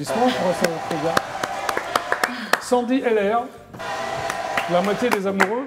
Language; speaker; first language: French; native; French